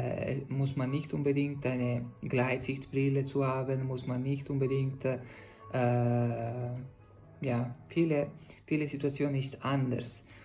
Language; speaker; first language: German; non-native, fluent; Italian